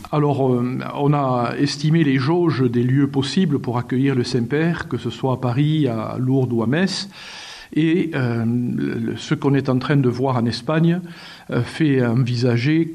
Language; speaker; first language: French; native; French